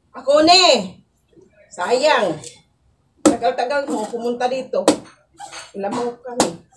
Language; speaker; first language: Filipino; non-native, local second language; Cebuano